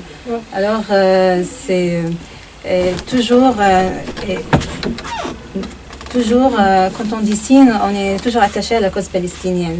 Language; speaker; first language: French; non-native, fluent; Arabic